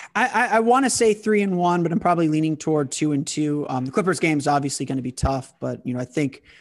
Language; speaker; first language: English; native; English